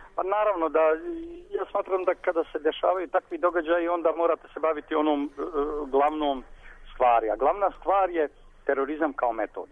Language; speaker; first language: Bosnian; native; Bosnian